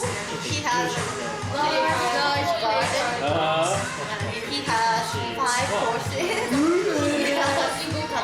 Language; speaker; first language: English; non-native, learner; Chinese